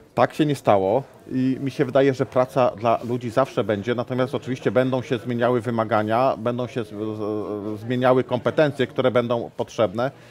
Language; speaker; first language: Polish; native; Polish